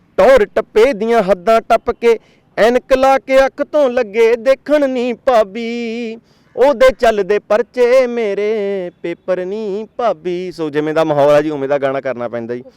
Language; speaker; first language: Punjabi; native; Punjabi